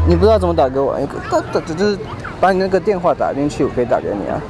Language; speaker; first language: Chinese; early bilingual, heritage; Chinese